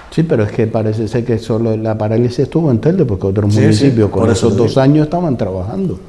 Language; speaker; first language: Spanish; native; Spanish